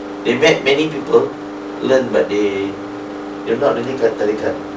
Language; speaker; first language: English; non-native, local second language; Malay